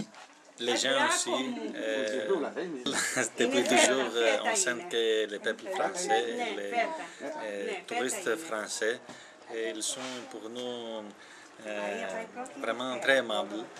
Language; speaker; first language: French; non-native, learner; Greek